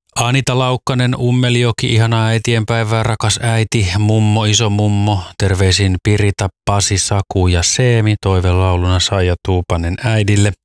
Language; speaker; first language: Finnish; native; Finnish